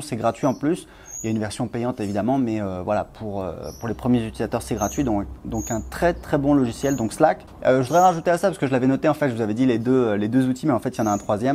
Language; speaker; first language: French; native; French